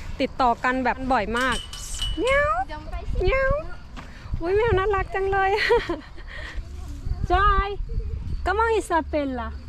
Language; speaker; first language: Thai; native; Thai